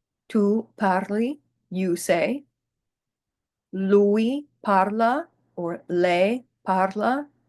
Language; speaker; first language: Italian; non-native, fluent; English